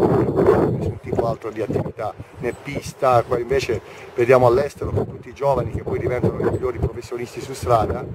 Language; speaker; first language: Italian; native; Italian